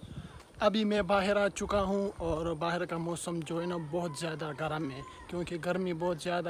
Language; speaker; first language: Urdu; non-native, local second language; Pashto